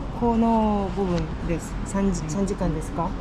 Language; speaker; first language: Japanese; non-native, learner; Korean